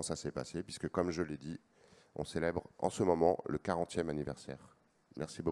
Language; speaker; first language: French; native; French